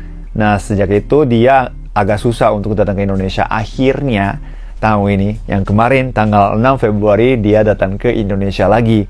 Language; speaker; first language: Indonesian; non-native, fluent; Japanese